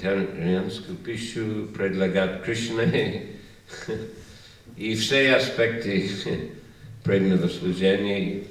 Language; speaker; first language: Russian; non-native, learner; English